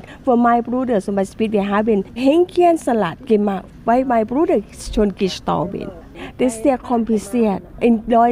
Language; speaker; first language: German; non-native, learner; Thai